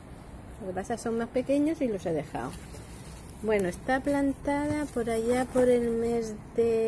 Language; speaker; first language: Spanish; native; Spanish